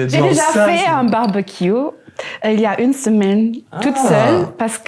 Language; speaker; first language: French; non-native, local second language; Luxembourgish